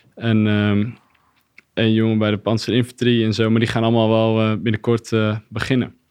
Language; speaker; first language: Dutch; native; Dutch